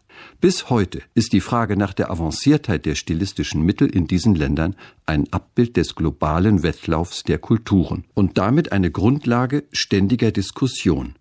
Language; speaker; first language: German; native; German